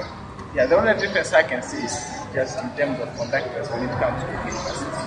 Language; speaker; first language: English; non-native, fluent; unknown